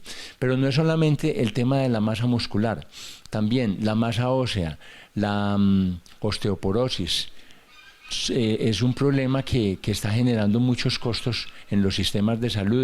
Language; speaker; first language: Spanish; native; Spanish